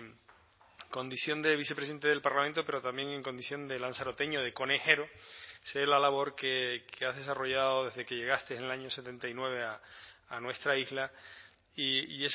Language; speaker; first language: Spanish; native; Spanish